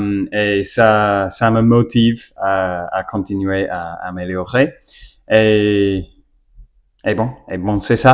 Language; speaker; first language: French; non-native, learner; English